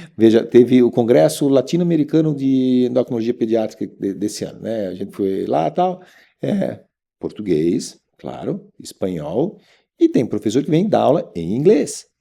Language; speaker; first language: Portuguese; native; Portuguese